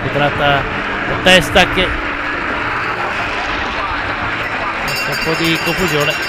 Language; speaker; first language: Italian; native; Italian